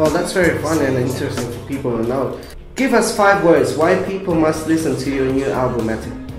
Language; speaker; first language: English; non-native, fluent; Indonesian